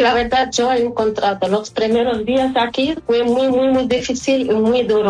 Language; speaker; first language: Spanish; non-native, fluent; Arabic